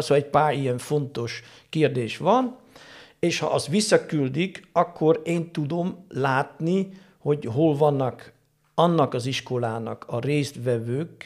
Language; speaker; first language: Hungarian; non-native, fluent; Dutch